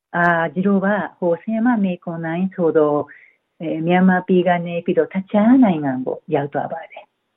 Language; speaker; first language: Burmese; non-native, fluent; Japanese